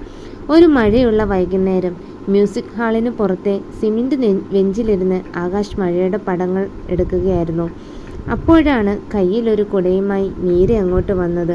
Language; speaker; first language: Malayalam; native; Malayalam